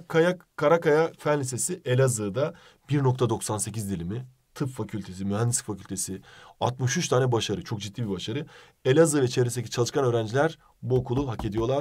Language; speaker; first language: Turkish; native; Turkish